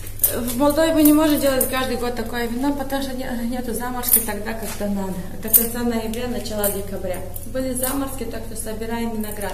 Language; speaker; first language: Russian; non-native, local second language; Romanian